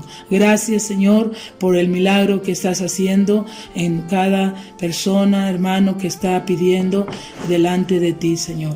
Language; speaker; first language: Spanish; native; Spanish